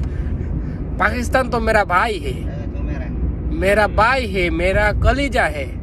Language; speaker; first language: Hindi; non-native, learner; Bangla